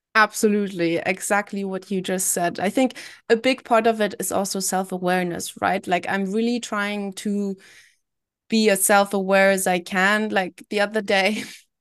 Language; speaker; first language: English; non-native, fluent; German